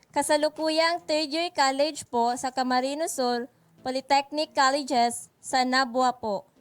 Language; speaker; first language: Filipino; non-native, local second language; Bikol